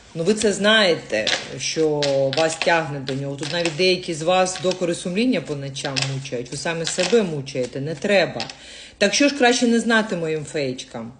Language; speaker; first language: Ukrainian; native; Ukrainian